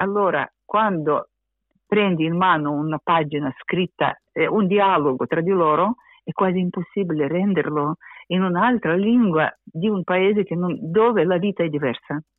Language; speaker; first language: Italian; non-native, fluent; Russian